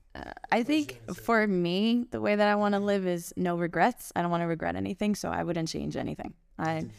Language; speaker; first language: English; early bilingual, other home language; German